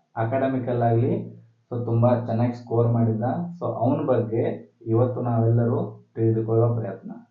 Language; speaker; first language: Kannada; native; Kannada